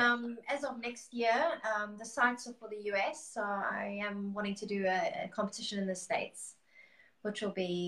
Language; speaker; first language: English; native; English